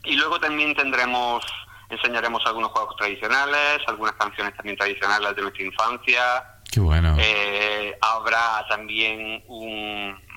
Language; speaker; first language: Spanish; native; Spanish